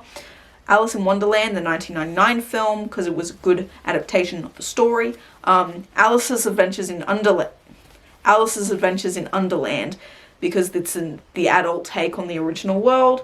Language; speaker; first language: English; native; English